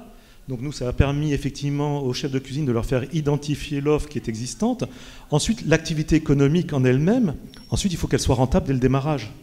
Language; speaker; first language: French; native; French